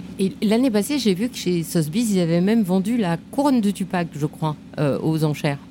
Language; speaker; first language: French; native; French